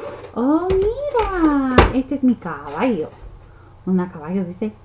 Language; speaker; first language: Spanish; non-native, learner; English